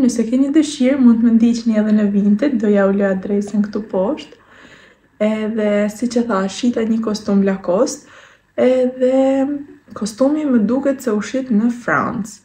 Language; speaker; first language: Albanian; native; Albanian